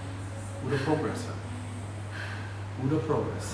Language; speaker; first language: Indonesian; non-native, fluent; English